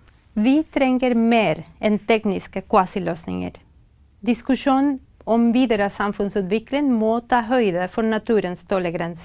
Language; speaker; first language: Norwegian; non-native, fluent; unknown